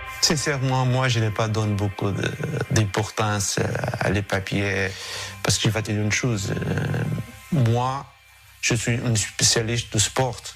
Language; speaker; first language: French; non-native, learner; Portuguese